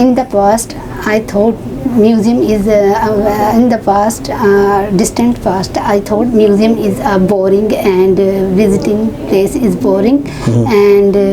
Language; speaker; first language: English; non-native, learner; Urdu